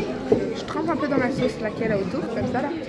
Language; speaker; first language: French; native; French